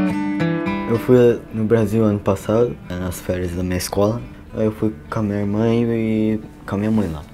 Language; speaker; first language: Portuguese; early bilingual, heritage; Portuguese